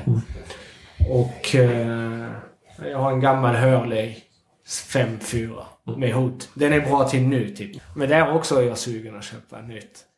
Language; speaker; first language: Swedish; non-native, fluent; Arabic